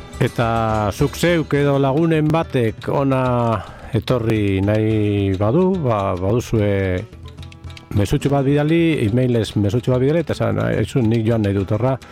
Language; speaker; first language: Basque; native; Basque